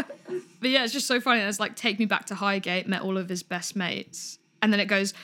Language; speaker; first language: English; native; English